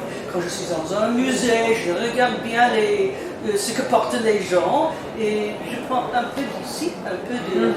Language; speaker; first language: French; non-native, learner; English